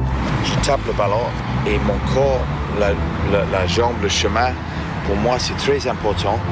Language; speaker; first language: French; non-native, fluent; English